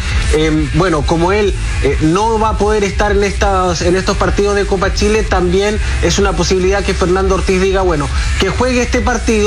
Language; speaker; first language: Spanish; native; Spanish